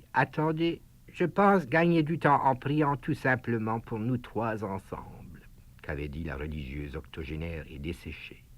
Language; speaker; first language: French; native; French